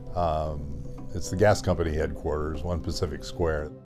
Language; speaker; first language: English; native; English